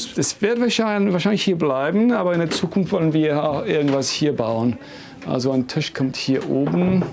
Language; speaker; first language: German; non-native, fluent; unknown